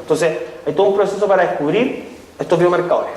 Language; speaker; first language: Spanish; native; Spanish